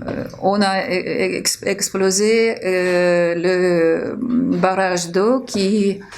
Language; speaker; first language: French; non-native, fluent; Ukrainian